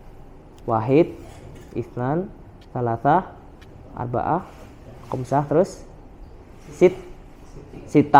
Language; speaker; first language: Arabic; non-native, fluent; Indonesian